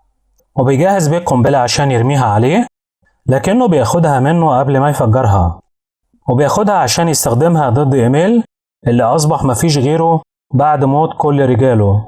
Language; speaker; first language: Arabic; native; Arabic